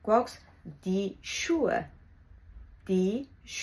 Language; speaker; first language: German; non-native, fluent; Georgian